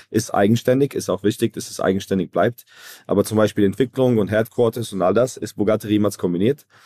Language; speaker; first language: German; early bilingual, other home language; Croatian